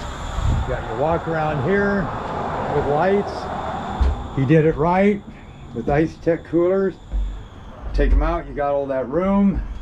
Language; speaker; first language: English; native; English